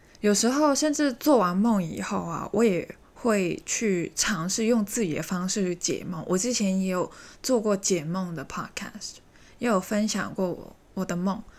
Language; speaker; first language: Chinese; native; Chinese